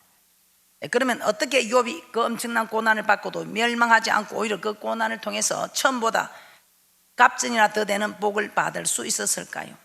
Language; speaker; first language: Korean; native; Korean